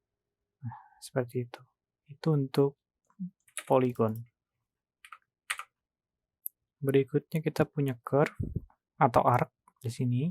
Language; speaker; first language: Indonesian; native; Indonesian